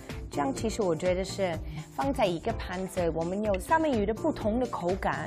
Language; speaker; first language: Chinese; non-native, fluent; English